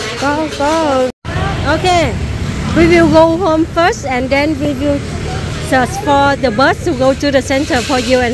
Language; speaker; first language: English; non-native, learner; Vietnamese